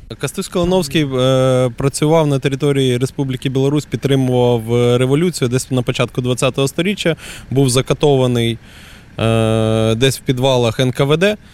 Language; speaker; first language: Ukrainian; native; Ukrainian